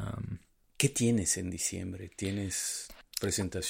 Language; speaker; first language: Spanish; native; Spanish